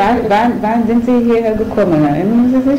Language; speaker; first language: German; non-native, fluent; Hebrew